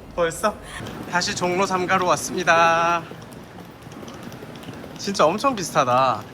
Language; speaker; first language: Korean; native; Korean